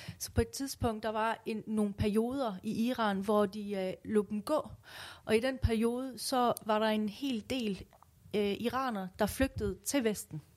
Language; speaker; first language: Danish; non-native, fluent; Persian